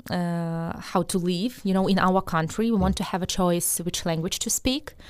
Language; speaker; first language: English; non-native, fluent; Russian